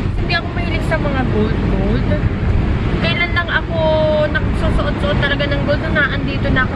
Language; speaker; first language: Filipino; native; Filipino